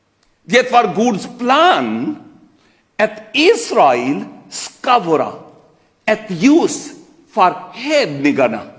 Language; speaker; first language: Swedish; non-native, fluent; Urdu